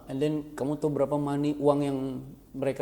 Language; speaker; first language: Indonesian; native; Indonesian